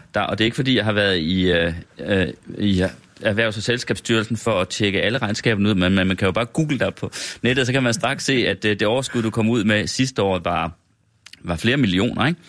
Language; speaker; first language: Danish; native; Danish